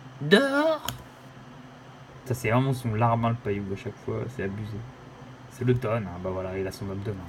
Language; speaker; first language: French; native; French